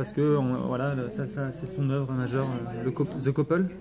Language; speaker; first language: French; native; French